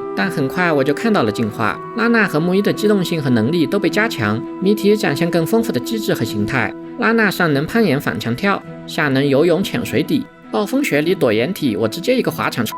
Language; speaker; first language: Chinese; native; Chinese